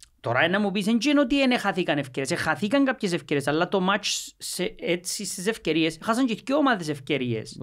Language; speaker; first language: Greek; native; Greek